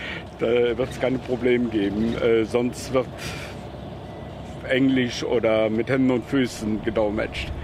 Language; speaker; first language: German; native; German